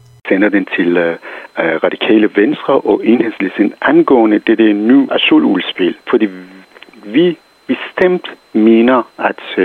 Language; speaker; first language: Danish; non-native, fluent; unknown